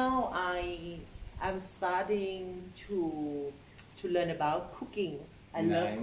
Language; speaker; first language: English; non-native, learner; Thai